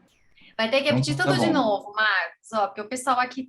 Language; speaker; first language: Portuguese; native; Portuguese